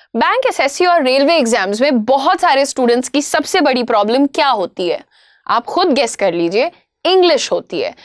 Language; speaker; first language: Hindi; native; Hindi